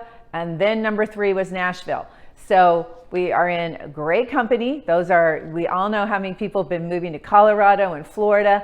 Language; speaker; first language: English; native; English